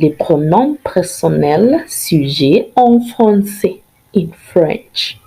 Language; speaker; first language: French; non-native, fluent; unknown